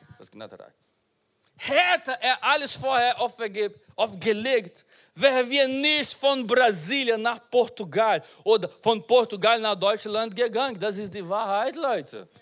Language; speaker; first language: German; non-native, learner; Portuguese